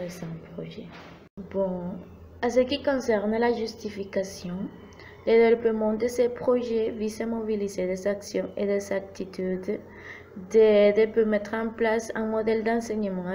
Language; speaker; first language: French; non-native, fluent; Spanish